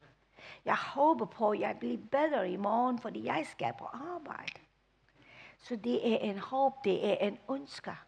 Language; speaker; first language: Danish; non-native, fluent; English